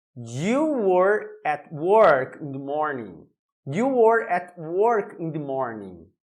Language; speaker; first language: English; non-native, fluent; Portuguese